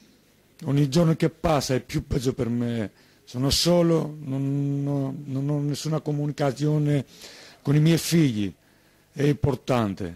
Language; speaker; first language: Italian; non-native, learner; Greek